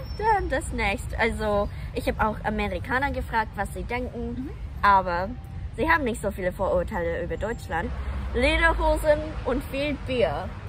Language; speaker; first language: German; non-native, fluent; Japanese